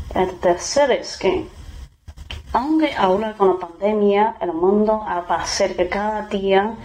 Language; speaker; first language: Spanish; non-native, fluent; Chinese